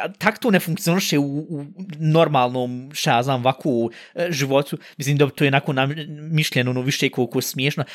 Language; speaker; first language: Bosnian; early bilingual, heritage; Bosnian